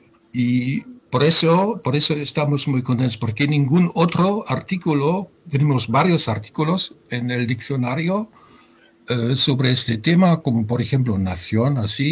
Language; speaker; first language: Spanish; non-native, fluent; German